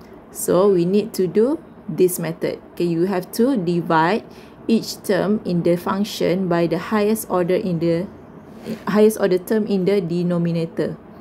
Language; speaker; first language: English; non-native, local second language; Malay